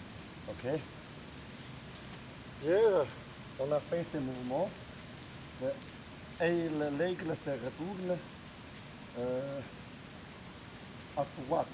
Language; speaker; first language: French; non-native, learner; Chinese